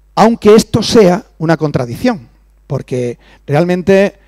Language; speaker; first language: Spanish; native; Spanish